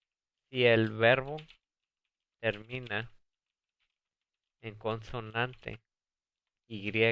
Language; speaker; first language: Spanish; early bilingual, heritage; Spanish